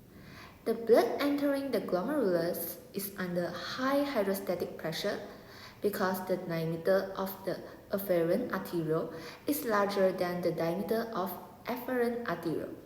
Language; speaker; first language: English; non-native, local second language; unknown